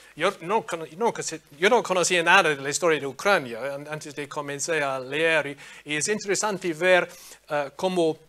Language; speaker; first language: Spanish; non-native, fluent; English